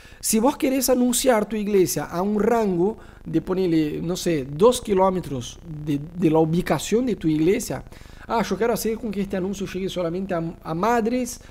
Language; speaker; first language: Spanish; non-native, fluent; Portuguese